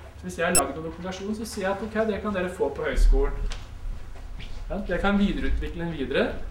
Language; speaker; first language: Norwegian; native; Norwegian